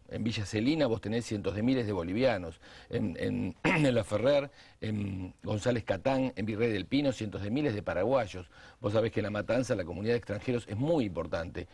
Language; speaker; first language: Spanish; native; Spanish